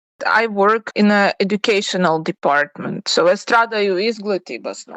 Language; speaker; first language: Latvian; non-native, learner; Ukrainian